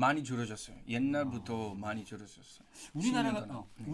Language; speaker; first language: Korean; non-native, fluent; Spanish